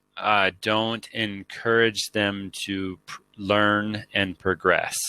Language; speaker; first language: English; native; English